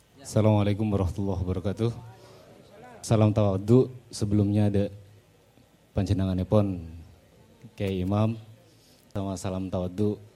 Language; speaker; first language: Indonesian; non-native, local second language; Madurese